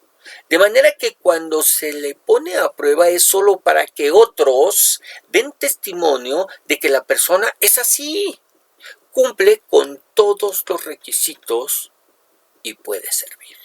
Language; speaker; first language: Spanish; native; Spanish